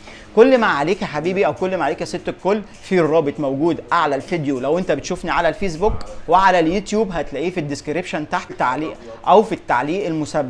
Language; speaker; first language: Arabic; native; Arabic